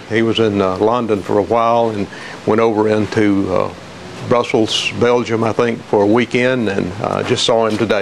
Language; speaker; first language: English; native; English